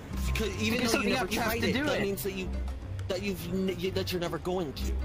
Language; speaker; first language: English; native; English